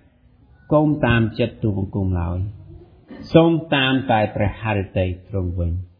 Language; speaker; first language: Khmer; non-native, fluent; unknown